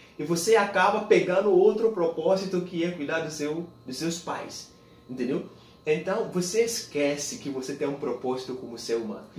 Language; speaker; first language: Portuguese; non-native, fluent; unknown